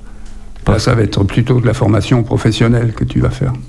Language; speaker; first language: French; native; French